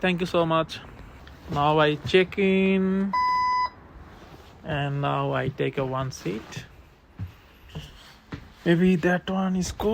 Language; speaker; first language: English; non-native, learner; Bangla